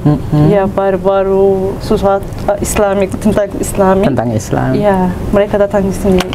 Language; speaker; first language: Indonesian; non-native, learner; Turkish